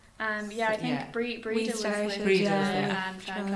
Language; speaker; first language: English; native; English